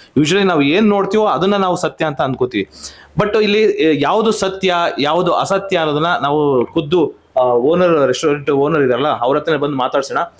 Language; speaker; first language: Kannada; native; Kannada